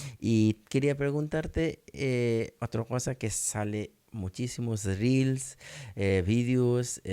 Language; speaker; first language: Spanish; non-native, learner; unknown